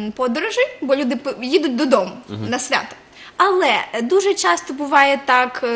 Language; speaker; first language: Ukrainian; native; Ukrainian